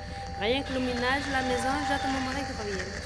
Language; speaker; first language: French; non-native, learner; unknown